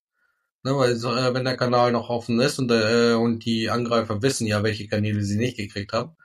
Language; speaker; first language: German; native; German